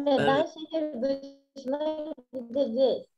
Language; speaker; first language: Turkish; native; Turkish